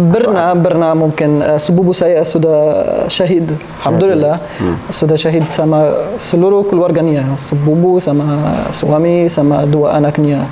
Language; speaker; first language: Indonesian; non-native, learner; Arabic